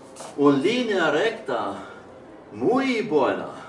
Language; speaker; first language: Spanish; non-native, learner; Estonian